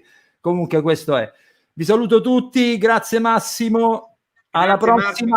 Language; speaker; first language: Italian; native; Italian